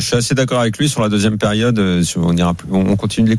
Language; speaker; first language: French; native; French